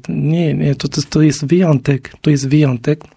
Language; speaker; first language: Polish; non-native, learner; Arabic